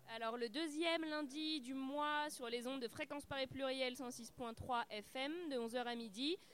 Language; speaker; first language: French; native; French